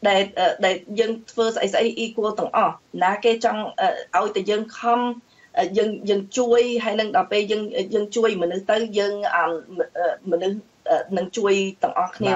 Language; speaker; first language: Khmer; early bilingual, heritage; Khmer